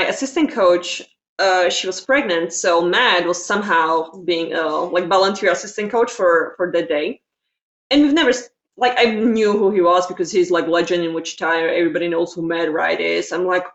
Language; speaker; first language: English; non-native, fluent; Slovak